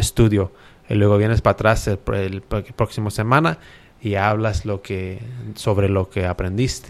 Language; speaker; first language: Spanish; early bilingual, heritage; Spanish